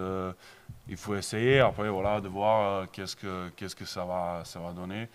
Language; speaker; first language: French; non-native, learner; Bosnian